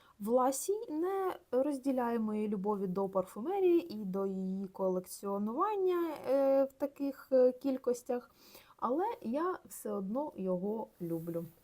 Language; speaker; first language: Ukrainian; non-native, local second language; Russian